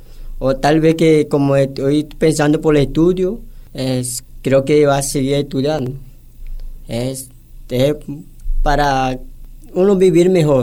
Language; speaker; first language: Spanish; non-native, local second language; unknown